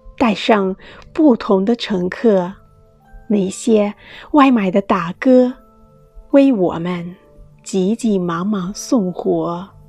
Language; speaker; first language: Chinese; non-native, fluent; Russian